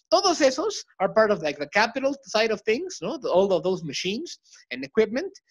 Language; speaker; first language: English; non-native, fluent; Spanish